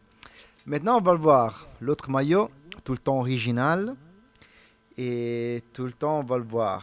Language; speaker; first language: French; non-native, learner; Italian